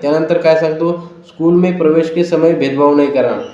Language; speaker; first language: Hindi; non-native, local second language; Marathi